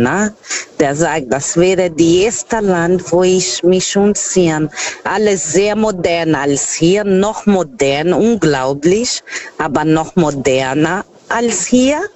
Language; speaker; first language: German; non-native, learner; Portuguese